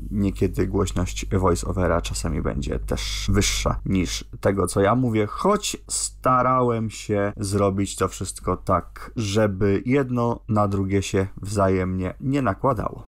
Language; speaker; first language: Polish; native; Polish